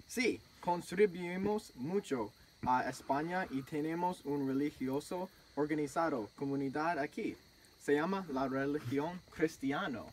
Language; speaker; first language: Spanish; non-native, learner; English